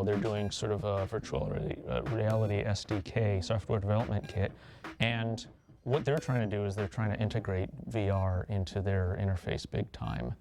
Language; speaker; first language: English; native; English